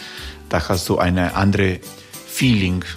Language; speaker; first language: German; non-native, learner; Croatian